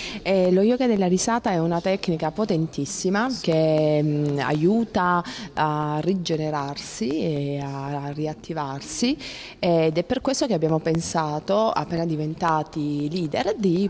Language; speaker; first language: Italian; native; Italian